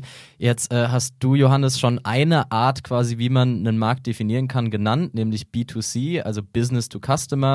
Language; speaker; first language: German; native; German